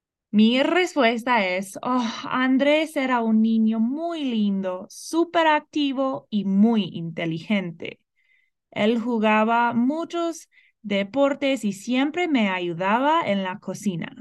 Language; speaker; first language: Spanish; non-native, fluent; English